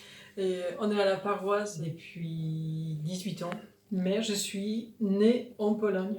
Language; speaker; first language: French; non-native, fluent; Polish